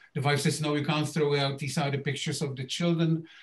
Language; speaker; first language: English; non-native, fluent; Czech